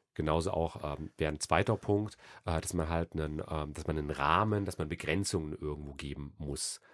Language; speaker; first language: German; native; German